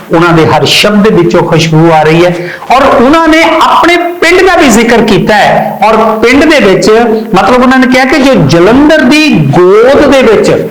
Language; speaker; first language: Hindi; non-native, local second language; Punjabi